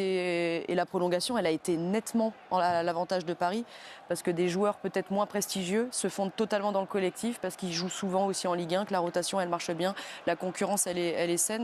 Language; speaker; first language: French; native; French